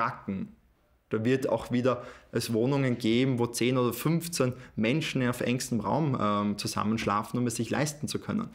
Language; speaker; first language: German; native; German